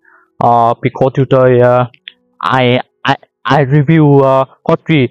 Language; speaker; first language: English; non-native, learner; Vietnamese